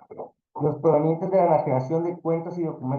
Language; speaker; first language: Spanish; native; Spanish